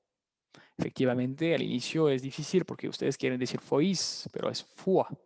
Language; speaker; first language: Spanish; non-native, fluent; French